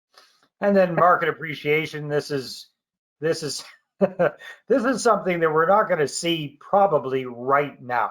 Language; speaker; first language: English; native; English